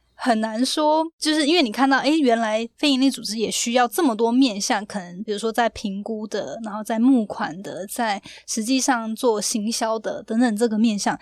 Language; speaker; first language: Chinese; native; Chinese